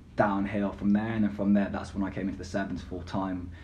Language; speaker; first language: English; native; English